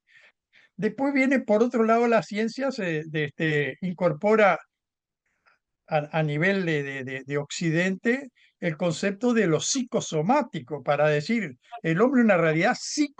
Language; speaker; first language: Spanish; native; Spanish